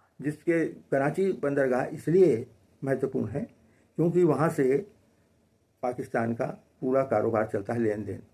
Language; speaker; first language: Hindi; native; Hindi